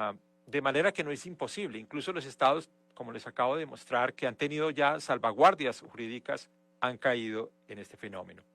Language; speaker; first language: Spanish; native; Spanish